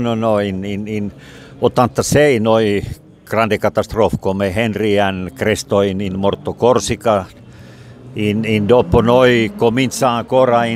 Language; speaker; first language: Italian; non-native, learner; Finnish